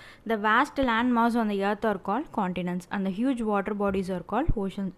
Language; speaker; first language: English; non-native, local second language; Tamil